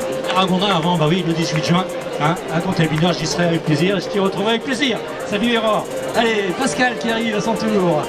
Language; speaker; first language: French; native; French